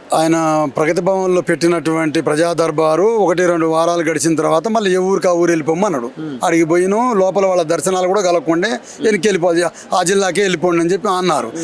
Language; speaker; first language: Telugu; non-native, local second language; Lambadi